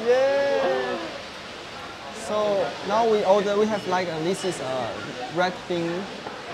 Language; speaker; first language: English; non-native, learner; Chinese